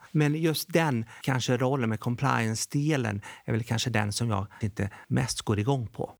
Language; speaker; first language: Swedish; early bilingual, other home language; Bosnian